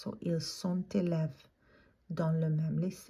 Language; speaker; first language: French; non-native, fluent; English